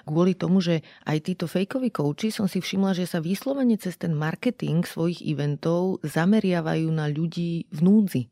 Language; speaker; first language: Slovak; native; Slovak